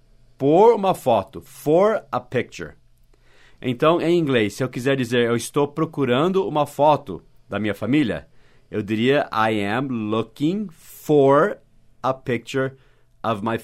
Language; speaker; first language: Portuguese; non-native, fluent; English